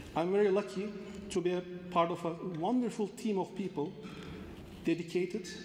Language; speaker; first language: English; non-native, fluent; Turkish